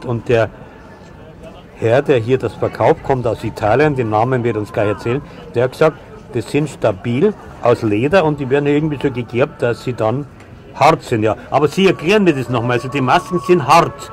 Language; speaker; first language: German; native; German